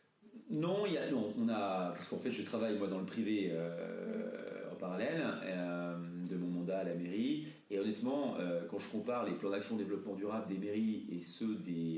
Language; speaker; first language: French; native; French